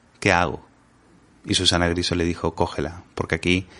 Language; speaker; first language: Spanish; native; Spanish